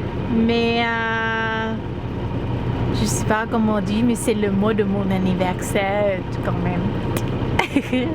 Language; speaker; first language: French; non-native, learner; Thai